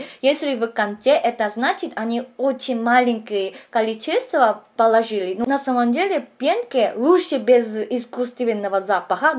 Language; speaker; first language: Russian; non-native, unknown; Korean